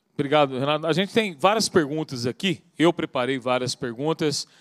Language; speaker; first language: Portuguese; native; Portuguese